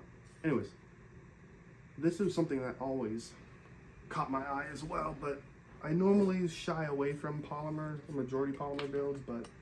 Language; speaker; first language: English; native; English